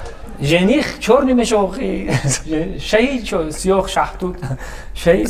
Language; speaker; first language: Russian; non-native, learner; Tajik